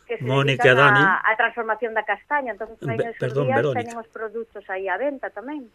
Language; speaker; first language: Galician; native; Galician